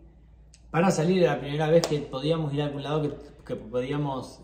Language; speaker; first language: Spanish; native; Spanish